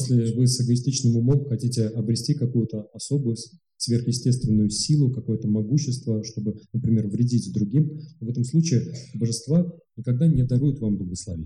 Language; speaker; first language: Russian; native; Russian